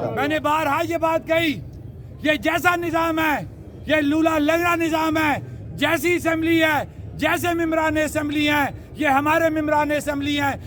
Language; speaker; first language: Urdu; non-native, local second language; Punjabi